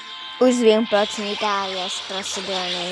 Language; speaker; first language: Czech; non-native, learner; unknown